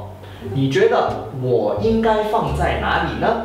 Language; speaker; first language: Chinese; non-native, fluent; Indonesian